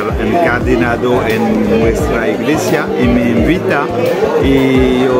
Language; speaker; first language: Spanish; non-native, learner; French